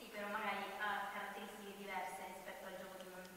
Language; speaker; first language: Italian; native; Italian